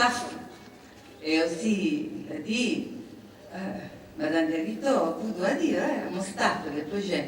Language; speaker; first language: French; non-native, learner; Italian